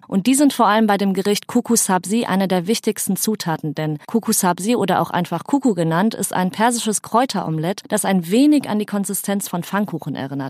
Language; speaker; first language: German; native; German